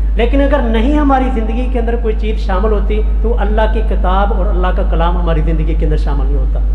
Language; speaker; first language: Urdu; non-native, local second language; Punjabi